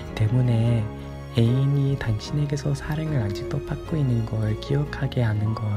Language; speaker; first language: Korean; non-native, learner; English